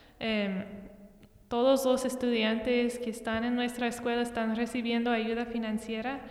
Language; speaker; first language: Spanish; non-native, fluent; English